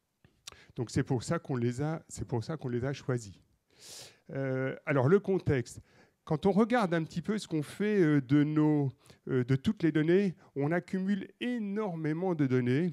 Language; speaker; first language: French; native; French